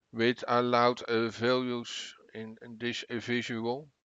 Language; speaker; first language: English; non-native, fluent; Dutch